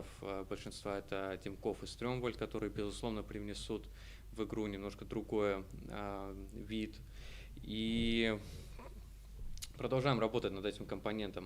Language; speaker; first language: Russian; native; Russian